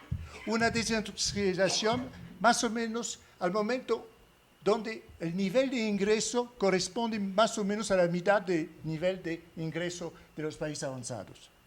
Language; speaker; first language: Spanish; non-native, fluent; French